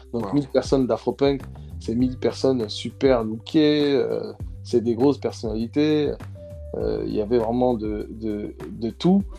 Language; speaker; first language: French; early bilingual, other home language; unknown